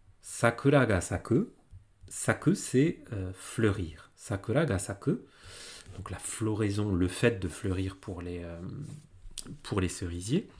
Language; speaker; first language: French; native; French